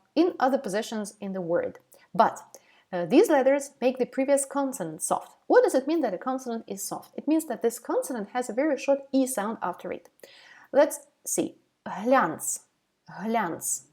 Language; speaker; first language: English; non-native, fluent; Ukrainian